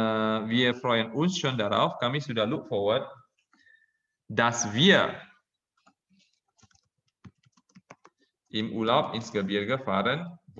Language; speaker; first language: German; non-native, fluent; Indonesian